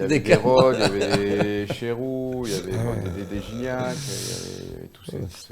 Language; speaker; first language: French; native; French